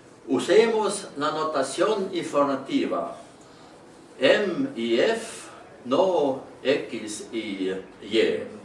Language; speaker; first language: Spanish; non-native, learner; Estonian